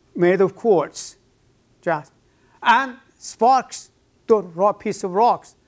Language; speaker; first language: English; non-native, fluent; Persian